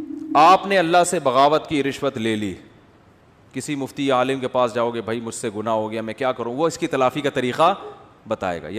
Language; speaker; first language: Urdu; native; Urdu